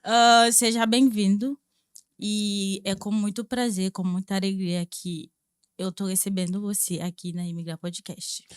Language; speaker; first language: Portuguese; non-native, fluent; Haitian Creole